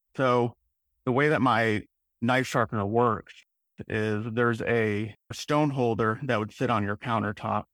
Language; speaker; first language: English; native; English